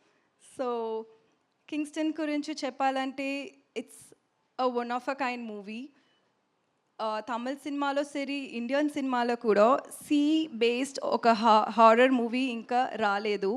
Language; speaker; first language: Telugu; non-native, learner; Tamil